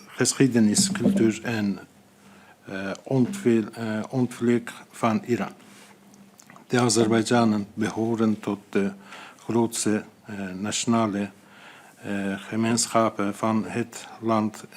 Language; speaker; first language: Dutch; non-native, fluent; Azerbaijani